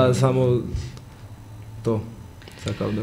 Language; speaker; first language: Macedonian; non-native, learner; Georgian